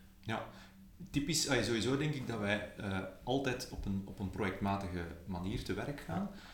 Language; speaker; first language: Dutch; native; Dutch